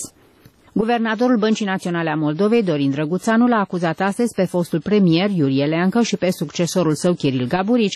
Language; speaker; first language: Romanian; native; Romanian